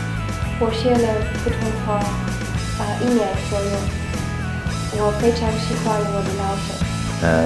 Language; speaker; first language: Chinese; non-native, learner; German